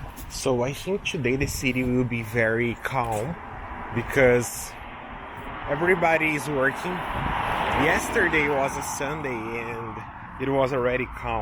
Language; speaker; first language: English; non-native, local second language; Portuguese